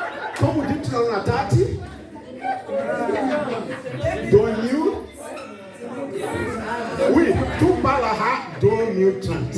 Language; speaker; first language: French; non-native, learner; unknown